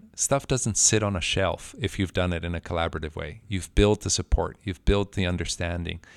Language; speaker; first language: English; non-native, fluent; Spanish